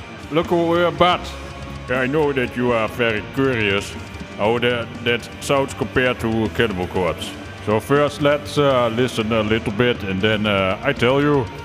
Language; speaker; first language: English; non-native, learner; Dutch